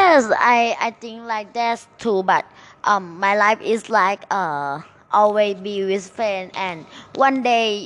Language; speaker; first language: English; non-native, learner; Thai